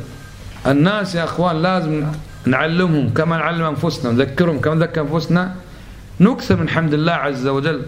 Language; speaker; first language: Arabic; native; Arabic